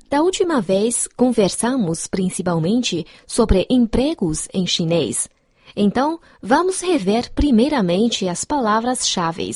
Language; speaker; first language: Portuguese; non-native, fluent; Chinese